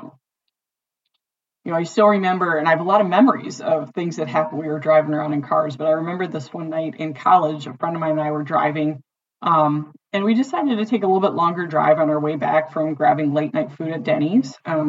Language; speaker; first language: English; native; English